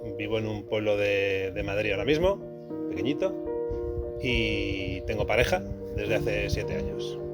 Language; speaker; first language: Spanish; native; Spanish